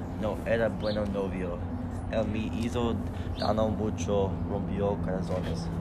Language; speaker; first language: Spanish; non-native, learner; English